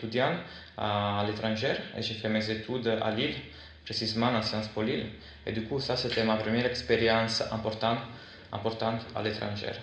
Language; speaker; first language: French; non-native, fluent; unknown